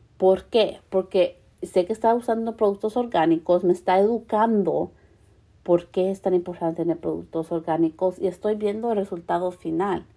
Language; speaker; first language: Spanish; early bilingual, heritage; Spanish